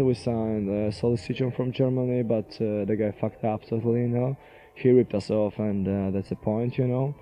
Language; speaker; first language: English; non-native, fluent; Polish